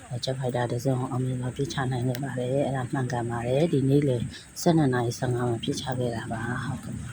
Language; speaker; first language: Burmese; native; Burmese